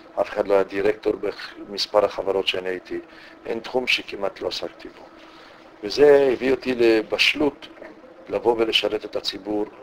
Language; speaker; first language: Hebrew; early bilingual, other home language; Romanian